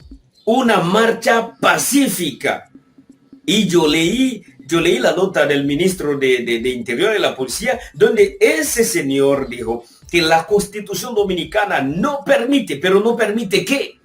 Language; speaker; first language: Spanish; non-native, fluent; Haitian Creole